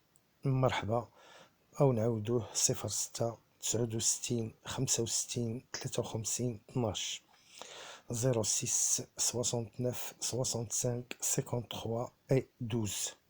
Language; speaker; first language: Arabic; native; Arabic